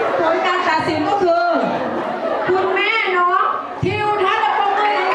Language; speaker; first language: Thai; native; Thai